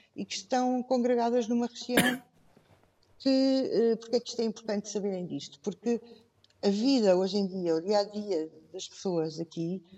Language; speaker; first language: Portuguese; native; Portuguese